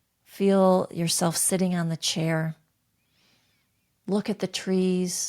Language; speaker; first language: English; native; English